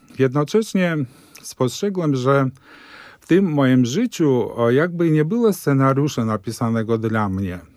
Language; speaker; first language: Polish; early bilingual, heritage; Polish